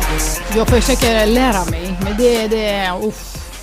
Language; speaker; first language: Swedish; non-native, fluent; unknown